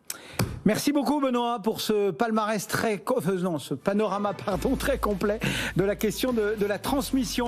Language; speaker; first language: French; native; French